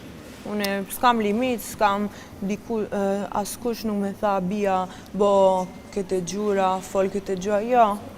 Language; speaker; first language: Albanian; non-native, learner; Romanian